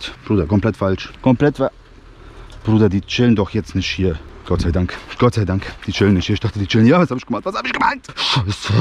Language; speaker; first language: German; early bilingual, other home language; Bosnian